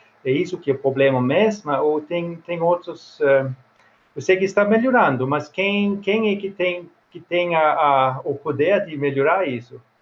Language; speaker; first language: Portuguese; non-native, fluent; Swedish